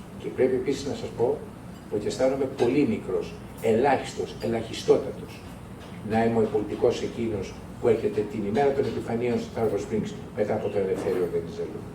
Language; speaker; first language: Greek; native; Greek